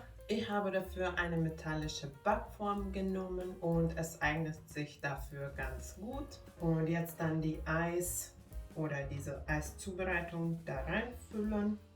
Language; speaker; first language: German; non-native, fluent; Finnish